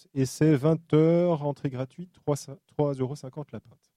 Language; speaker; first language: French; native; French